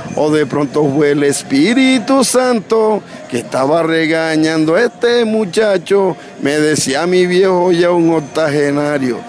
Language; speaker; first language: Spanish; native; Spanish